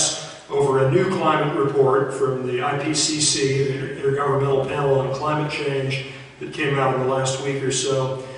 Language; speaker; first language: English; native; English